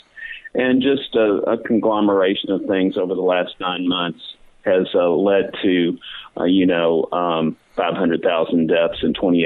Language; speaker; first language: English; native; English